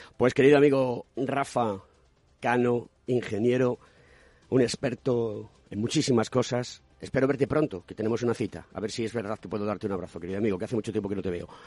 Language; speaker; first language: Spanish; native; Spanish